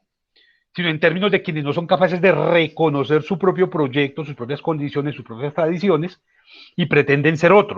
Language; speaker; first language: Spanish; native; Spanish